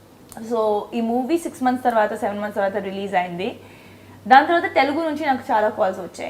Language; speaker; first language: Telugu; non-native, local second language; Hindi